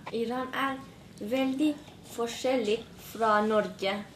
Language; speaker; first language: Norwegian; non-native, fluent; Persian